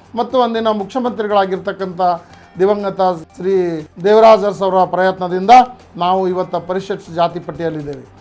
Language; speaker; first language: Kannada; non-native, local second language; Lambadi